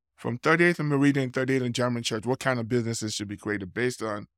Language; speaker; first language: English; non-native, local second language; Yoruba